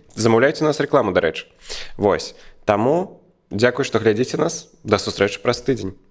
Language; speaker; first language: Belarusian; native; Belarusian